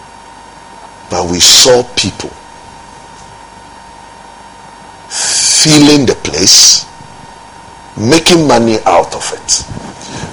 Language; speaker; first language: English; non-native, local second language; Ga